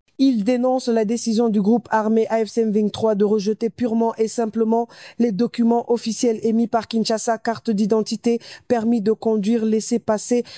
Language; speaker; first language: French; non-native, local second language; Lingala